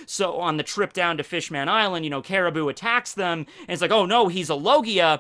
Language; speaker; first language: English; native; English